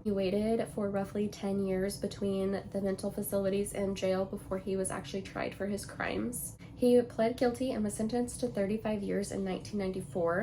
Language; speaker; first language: English; native; English